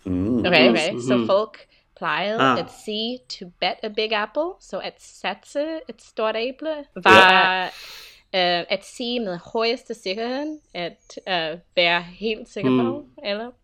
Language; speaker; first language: Danish; non-native, fluent; English